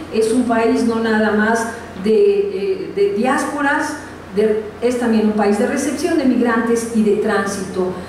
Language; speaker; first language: Spanish; native; Spanish